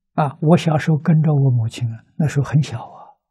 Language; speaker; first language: Chinese; native; Chinese